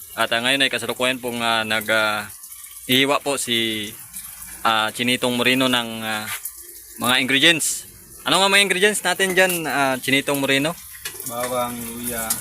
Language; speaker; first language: Filipino; non-native, local second language; Cebuano